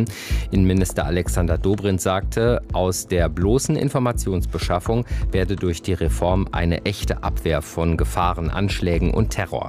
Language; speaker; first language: German; native; German